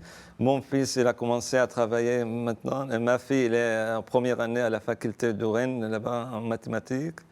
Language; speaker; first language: French; non-native, fluent; Arabic